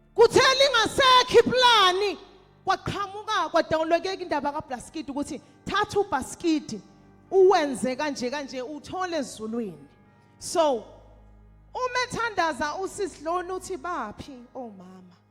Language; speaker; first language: Zulu; native; Zulu